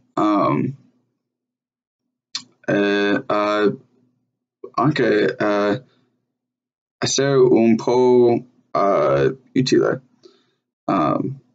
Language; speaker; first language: Italian; non-native, learner; English